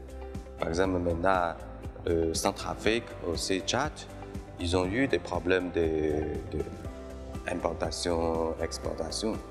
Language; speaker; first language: French; non-native, fluent; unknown